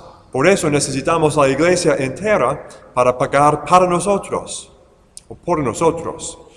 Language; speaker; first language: Spanish; non-native, fluent; English